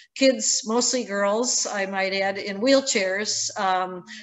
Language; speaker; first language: English; native; English